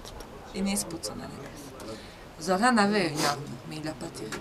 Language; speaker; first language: French; non-native, fluent; Bosnian